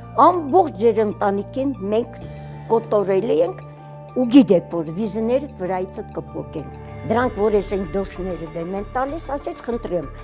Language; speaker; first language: Armenian; native; Armenian